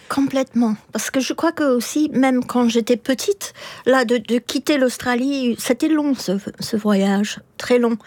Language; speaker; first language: French; non-native, fluent; English